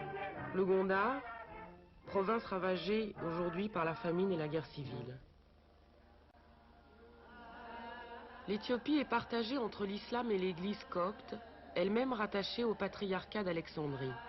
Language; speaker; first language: French; native; French